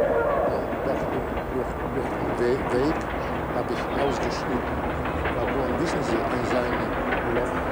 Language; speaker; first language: German; non-native, learner; Yiddish